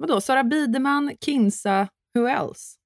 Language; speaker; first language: Swedish; native; Swedish